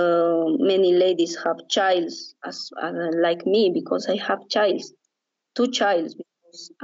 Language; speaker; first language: English; non-native, learner; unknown